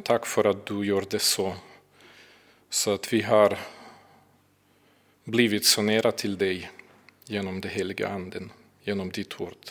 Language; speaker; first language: Swedish; non-native, fluent; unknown